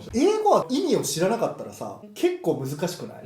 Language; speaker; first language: Japanese; native; Japanese